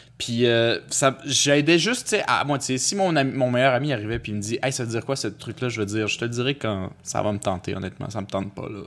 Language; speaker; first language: French; early bilingual, other home language; Spanish